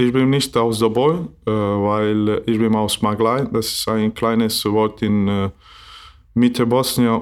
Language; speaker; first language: German; non-native, learner; Bosnian